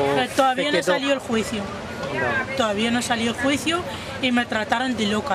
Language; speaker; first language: Spanish; non-native, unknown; Arabic